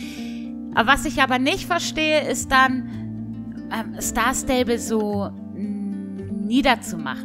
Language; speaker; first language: German; native; German